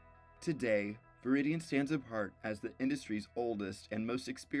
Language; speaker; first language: English; native; English